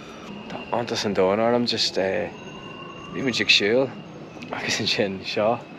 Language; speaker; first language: Irish; non-native, local second language; English